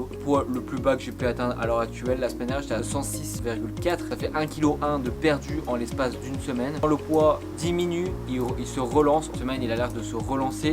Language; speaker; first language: French; native; French